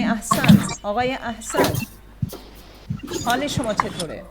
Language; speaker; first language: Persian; non-native, fluent; Bangla